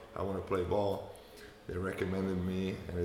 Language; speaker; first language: English; non-native, fluent; Romanian